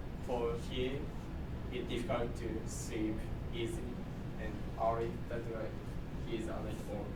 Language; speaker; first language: English; non-native, learner; Japanese